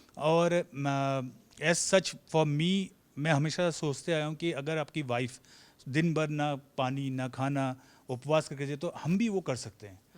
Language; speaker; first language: Hindi; native; Hindi